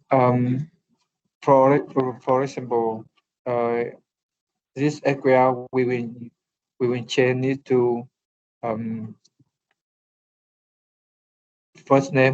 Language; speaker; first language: English; non-native, learner; Vietnamese